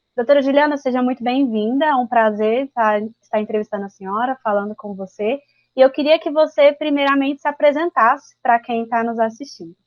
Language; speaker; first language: Portuguese; native; Portuguese